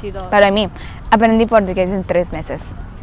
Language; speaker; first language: Spanish; non-native, learner; English